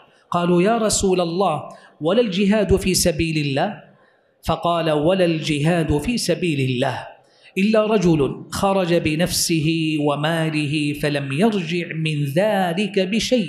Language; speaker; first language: Arabic; native; Arabic